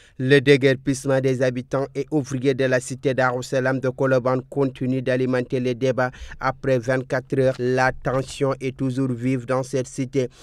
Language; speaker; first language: French; non-native, local second language; Wolof